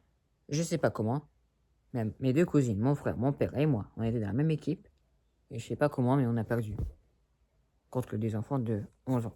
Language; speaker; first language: French; early bilingual, other home language; Spanish